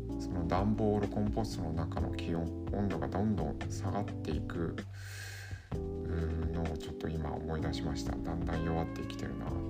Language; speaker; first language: Japanese; native; Japanese